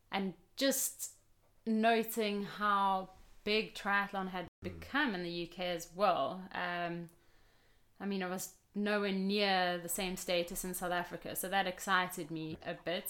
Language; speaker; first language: English; native; English